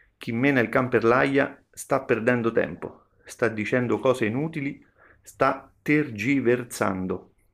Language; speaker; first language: Italian; native; Italian